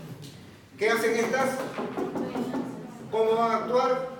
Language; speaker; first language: Spanish; native; Spanish